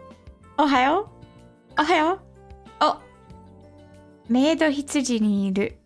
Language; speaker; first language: Japanese; non-native, learner; English